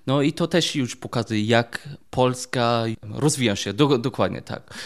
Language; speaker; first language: Polish; non-native, learner; German